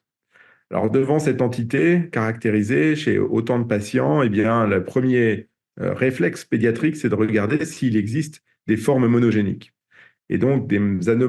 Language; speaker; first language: French; native; French